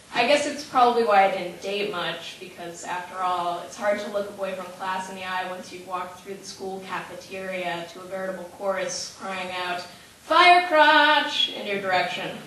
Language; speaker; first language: English; native; English